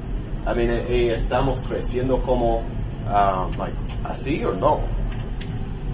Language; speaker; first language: Spanish; non-native, learner; English